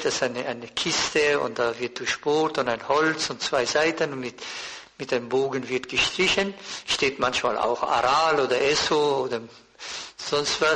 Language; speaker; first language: German; non-native, fluent; Persian